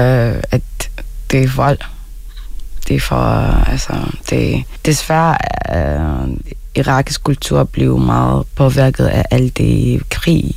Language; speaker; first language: Danish; non-native, fluent; Arabic